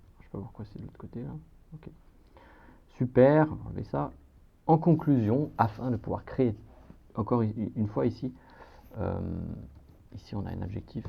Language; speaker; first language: French; native; French